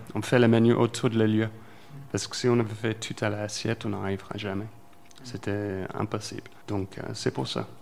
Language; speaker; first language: French; non-native, fluent; English